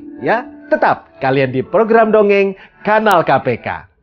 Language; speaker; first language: Indonesian; native; Indonesian